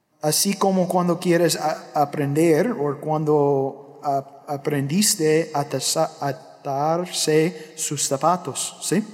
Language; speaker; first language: Spanish; non-native, fluent; English